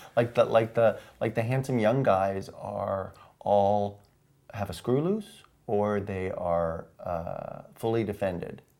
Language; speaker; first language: English; native; English